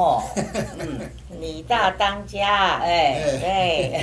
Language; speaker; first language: Chinese; native; Chinese